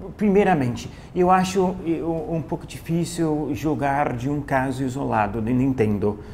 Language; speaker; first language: Portuguese; non-native, fluent; English